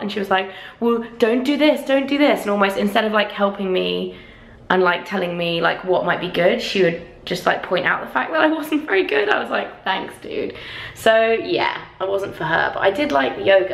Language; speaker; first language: English; native; English